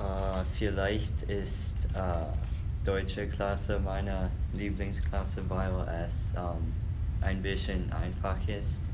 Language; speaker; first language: German; non-native, learner; English